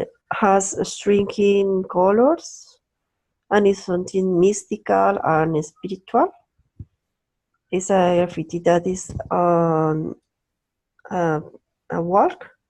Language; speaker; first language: English; non-native, learner; Spanish